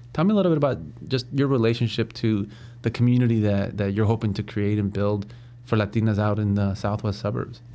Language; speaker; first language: English; native; English